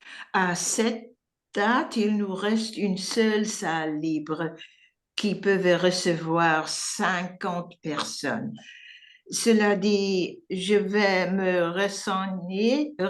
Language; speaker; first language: French; non-native, learner; English